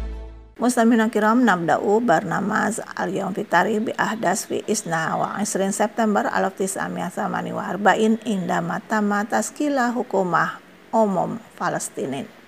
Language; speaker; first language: Arabic; non-native, fluent; Indonesian